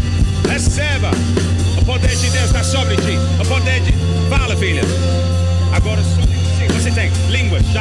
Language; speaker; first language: Portuguese; non-native, learner; English